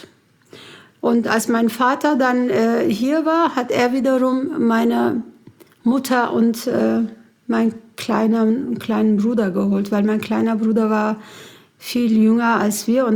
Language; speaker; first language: German; early bilingual, other home language; Kurdish